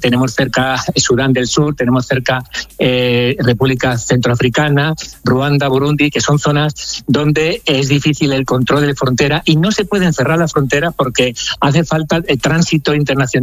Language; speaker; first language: Spanish; native; Spanish